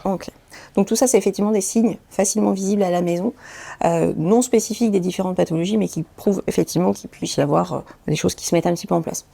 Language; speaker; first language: French; native; French